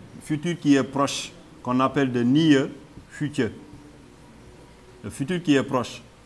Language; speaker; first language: French; non-native, local second language; Wolof